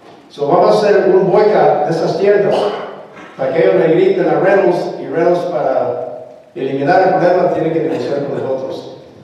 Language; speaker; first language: Spanish; early bilingual, heritage; Spanish